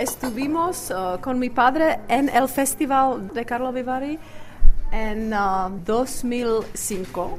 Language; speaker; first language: Spanish; non-native, fluent; Czech